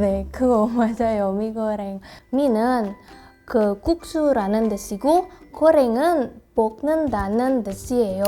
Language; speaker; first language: Korean; non-native, learner; Indonesian